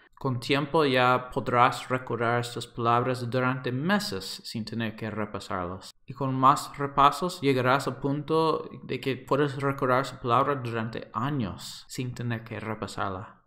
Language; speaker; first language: Spanish; non-native, fluent; English